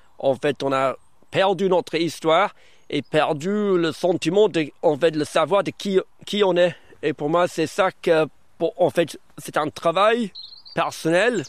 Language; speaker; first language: French; early bilingual, other home language; English